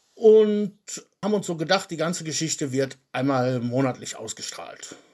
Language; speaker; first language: German; native; German